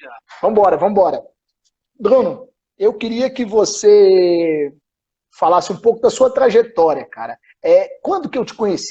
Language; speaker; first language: Portuguese; native; Portuguese